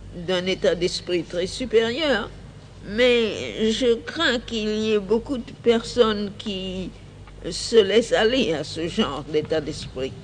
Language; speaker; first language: French; native; French